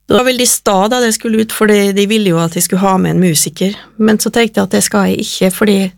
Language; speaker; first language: Norwegian; native; Norwegian